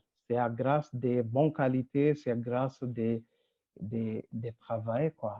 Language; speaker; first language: French; non-native, local second language; Rundi